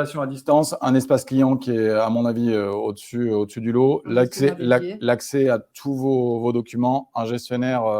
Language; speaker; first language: French; native; French